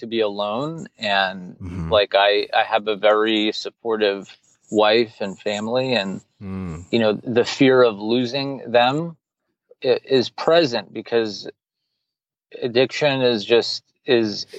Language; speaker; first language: English; native; English